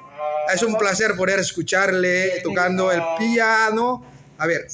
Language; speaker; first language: Spanish; non-native, fluent; Indonesian